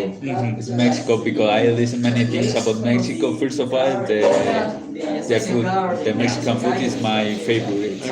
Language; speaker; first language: English; non-native, learner; Spanish